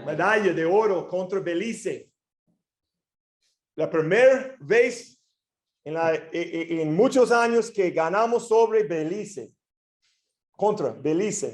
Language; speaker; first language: Spanish; non-native, fluent; English